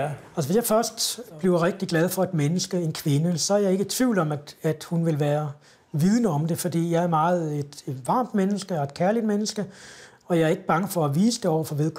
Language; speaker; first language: Danish; native; Danish